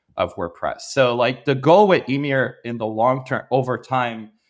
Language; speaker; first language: English; native; English